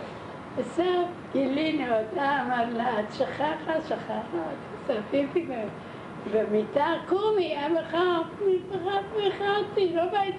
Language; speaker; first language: Hebrew; non-native, fluent; Arabic